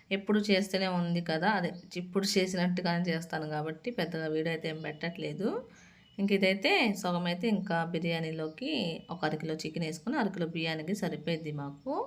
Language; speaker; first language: Telugu; native; Telugu